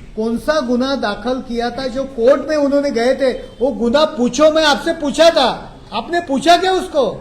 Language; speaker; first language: Hindi; non-native, local second language; Marathi